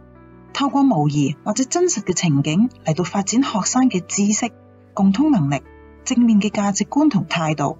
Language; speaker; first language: Chinese; non-native, local second language; Cantonese